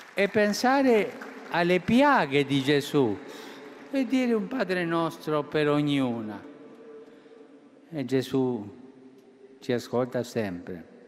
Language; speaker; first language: Italian; non-native, fluent; Spanish